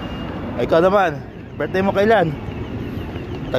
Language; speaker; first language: Filipino; native; Filipino